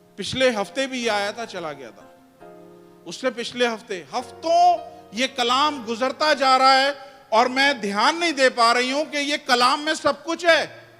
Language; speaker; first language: Urdu; non-native, local second language; Punjabi